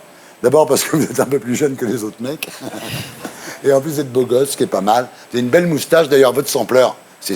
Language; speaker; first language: French; native; French